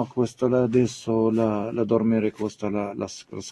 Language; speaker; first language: Italian; non-native, learner; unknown